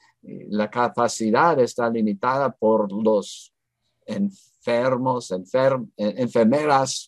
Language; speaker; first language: Spanish; non-native, fluent; English